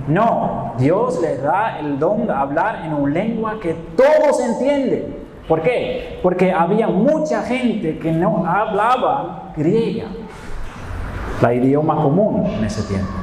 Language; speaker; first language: Spanish; non-native, fluent; Dutch